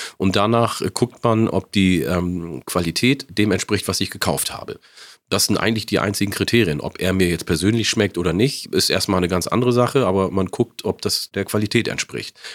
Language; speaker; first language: German; early bilingual, other home language; Oromo